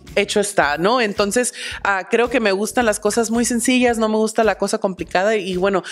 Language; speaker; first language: Spanish; early bilingual, heritage; Spanish